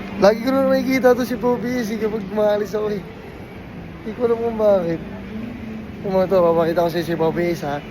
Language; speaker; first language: Filipino; non-native, fluent; Korean